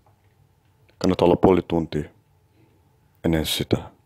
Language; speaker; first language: Finnish; non-native, learner; Portuguese